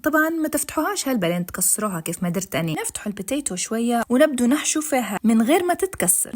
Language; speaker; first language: Arabic; native; Arabic